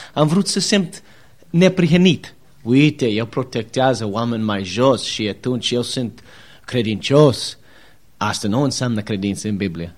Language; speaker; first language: Romanian; non-native, learner; English